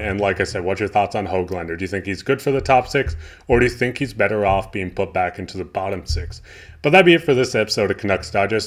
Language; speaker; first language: English; native; English